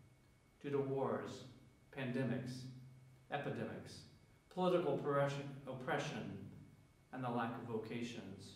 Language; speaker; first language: English; native; English